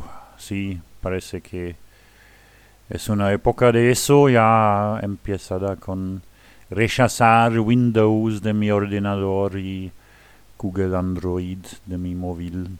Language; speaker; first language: Spanish; non-native, learner; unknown